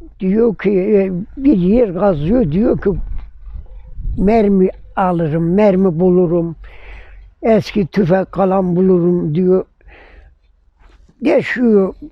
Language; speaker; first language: Turkish; native; Turkish